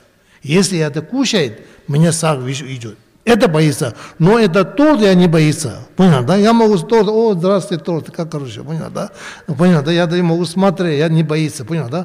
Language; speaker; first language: Russian; non-native, learner; Tibetan